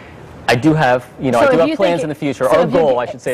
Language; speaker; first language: English; native; English